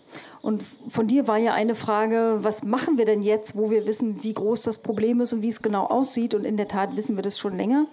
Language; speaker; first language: German; native; German